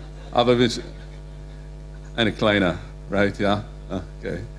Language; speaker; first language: German; non-native, learner; English